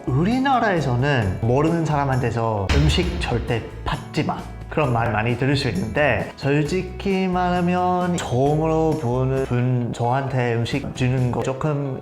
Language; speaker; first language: Korean; non-native, fluent; English